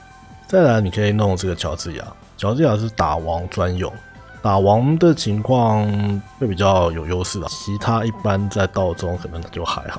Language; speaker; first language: Chinese; native; Chinese